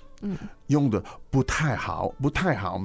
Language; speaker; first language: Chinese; non-native, fluent; English